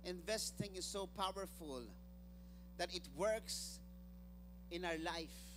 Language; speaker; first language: English; non-native, local second language; Filipino